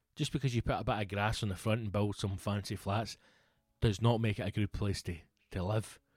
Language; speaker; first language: English; native; English